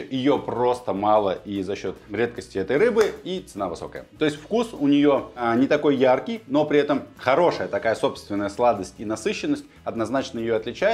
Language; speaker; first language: Russian; native; Russian